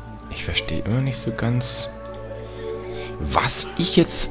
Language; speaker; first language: German; native; German